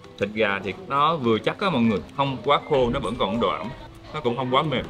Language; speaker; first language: Vietnamese; native; Vietnamese